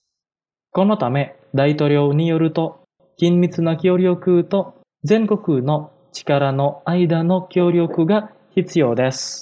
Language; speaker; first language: Japanese; non-native, fluent; Indonesian